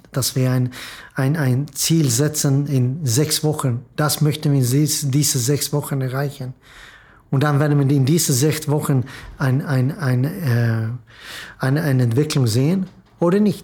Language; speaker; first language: German; non-native, fluent; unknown